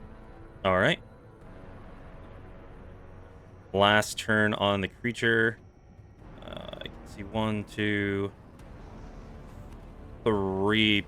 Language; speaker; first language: English; native; English